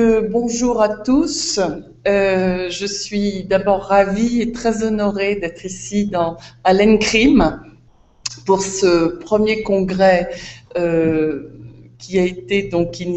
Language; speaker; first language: French; native; French